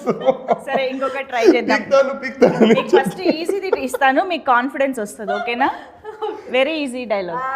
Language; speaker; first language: Telugu; native; Telugu